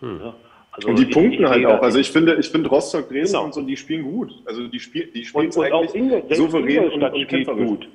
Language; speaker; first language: German; native; German